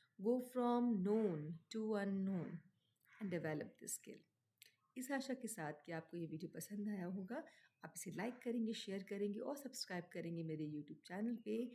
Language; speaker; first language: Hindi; native; Hindi